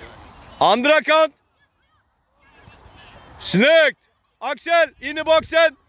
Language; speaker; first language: Swedish; non-native, fluent; Turkish